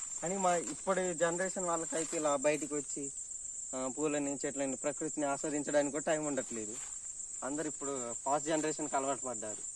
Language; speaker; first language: Telugu; non-native, local second language; Koya